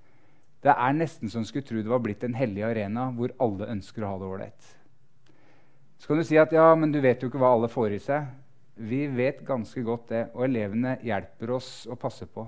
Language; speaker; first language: Norwegian; native; Norwegian